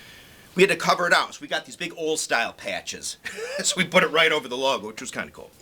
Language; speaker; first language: English; native; English